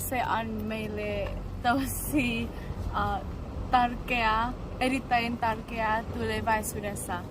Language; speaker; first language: Finnish; non-native, learner; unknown